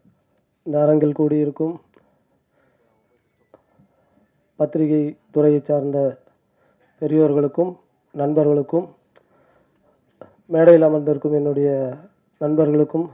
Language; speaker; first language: Tamil; native; Tamil